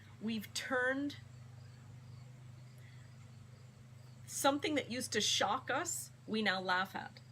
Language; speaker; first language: English; native; English